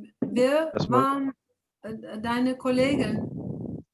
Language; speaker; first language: German; non-native, fluent; English